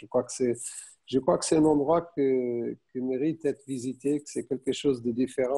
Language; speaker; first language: French; non-native, fluent; Portuguese